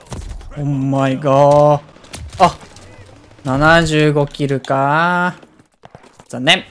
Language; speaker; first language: Japanese; native; Japanese